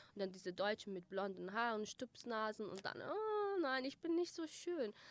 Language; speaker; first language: German; early bilingual, other home language; Kurdish